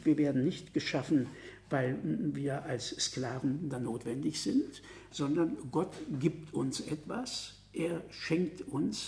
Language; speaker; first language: German; native; German